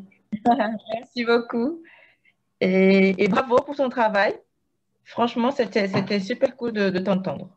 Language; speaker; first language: French; non-native, fluent; Portuguese